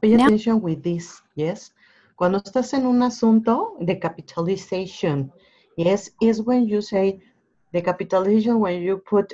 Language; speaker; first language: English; non-native, learner; Spanish